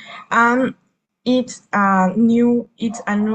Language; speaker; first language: English; non-native, learner; Spanish